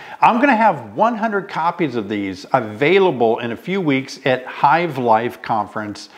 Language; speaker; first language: English; native; English